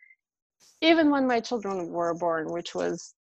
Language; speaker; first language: English; non-native, fluent; Russian